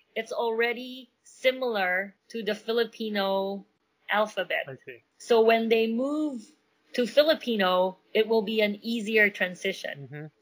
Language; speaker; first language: English; non-native, local second language; Min Nan Chinese